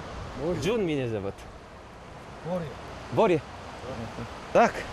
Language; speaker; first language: Russian; non-native, learner; Korean